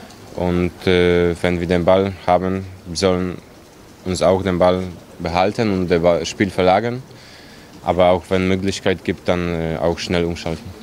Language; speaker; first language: German; non-native, fluent; Polish